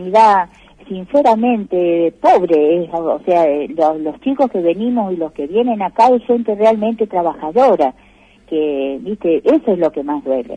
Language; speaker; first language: Spanish; native; Spanish